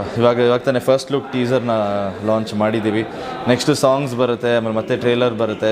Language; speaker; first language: Kannada; native; Kannada